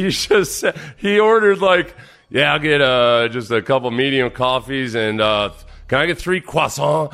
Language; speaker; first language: English; native; English